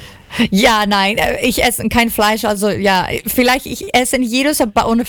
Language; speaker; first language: German; non-native, learner; Greek